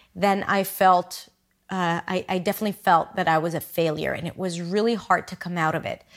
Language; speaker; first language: English; non-native, fluent; Hebrew